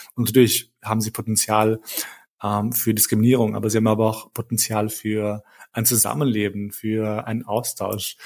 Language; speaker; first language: German; early bilingual, other home language; Albanian